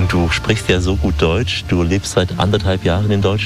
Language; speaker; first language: German; native; German